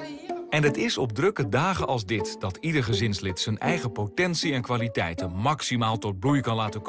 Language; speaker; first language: Dutch; native; Dutch